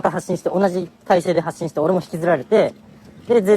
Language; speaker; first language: Japanese; native; Japanese